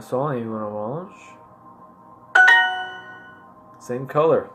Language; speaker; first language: French; non-native, learner; English